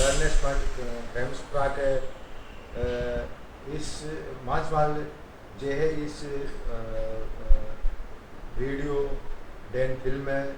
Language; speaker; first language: German; non-native, learner; Hindi